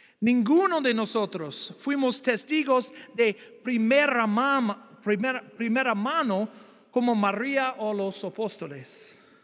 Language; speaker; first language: Spanish; non-native, fluent; English